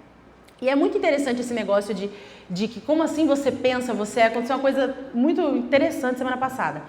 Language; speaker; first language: Portuguese; native; Portuguese